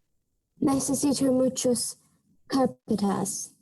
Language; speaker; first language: Spanish; non-native, learner; English